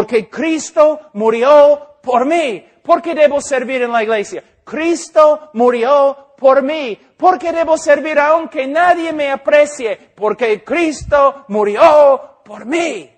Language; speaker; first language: Spanish; non-native, fluent; English